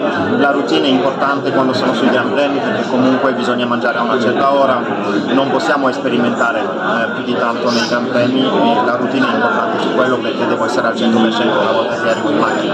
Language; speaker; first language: Italian; non-native, fluent; French